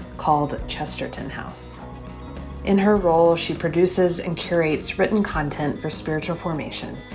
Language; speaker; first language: English; native; English